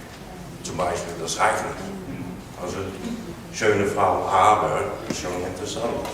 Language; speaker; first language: German; non-native, learner; Dutch